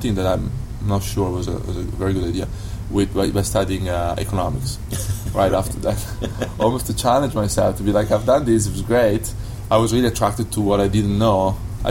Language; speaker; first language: English; non-native, fluent; Italian